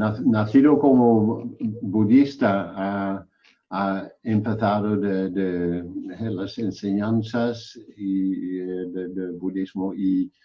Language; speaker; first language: Spanish; non-native, fluent; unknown